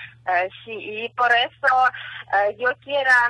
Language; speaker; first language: Spanish; non-native, learner; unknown